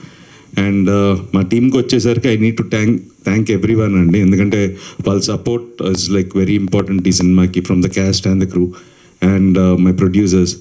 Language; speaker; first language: Telugu; native; Telugu